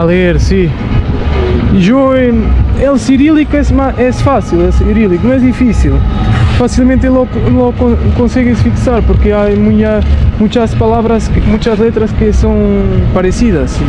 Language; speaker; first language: Spanish; non-native, learner; Portuguese